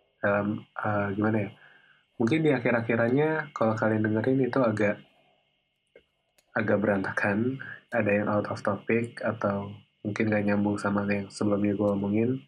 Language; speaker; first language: Indonesian; native; Indonesian